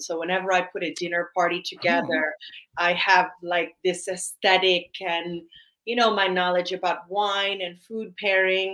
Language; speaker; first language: English; native; English